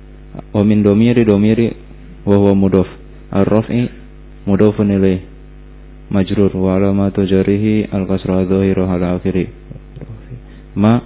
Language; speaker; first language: Arabic; non-native, learner; Indonesian